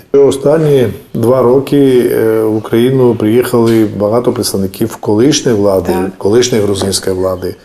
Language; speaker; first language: Ukrainian; non-native, fluent; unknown